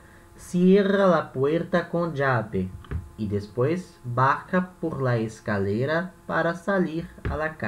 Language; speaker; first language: Spanish; non-native, fluent; Portuguese